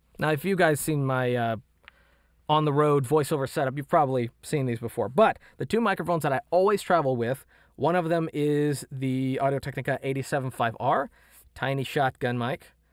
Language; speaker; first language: English; native; English